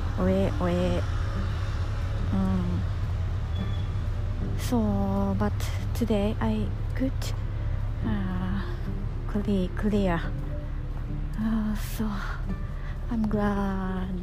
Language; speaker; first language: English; non-native, learner; Japanese